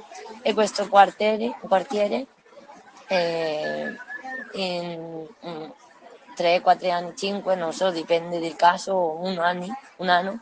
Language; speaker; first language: Italian; non-native, learner; Spanish